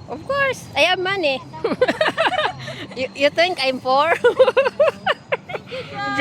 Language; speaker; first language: English; non-native, local second language; Filipino